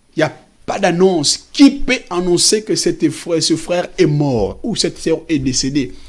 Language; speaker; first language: French; non-native, local second language; Lingala